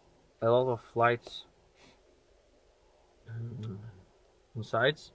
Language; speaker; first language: English; non-native, fluent; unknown